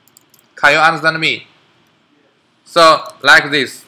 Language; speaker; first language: English; non-native, learner; Chinese